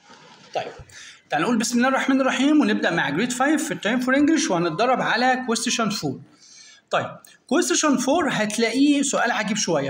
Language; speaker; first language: Arabic; native; Arabic